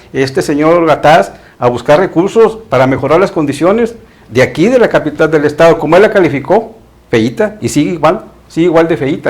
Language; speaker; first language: Spanish; native; Spanish